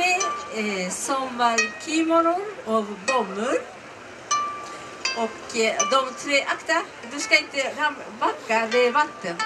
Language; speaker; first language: Swedish; non-native, learner; Japanese